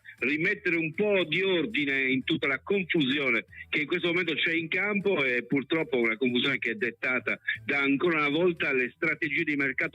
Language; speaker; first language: Italian; native; Italian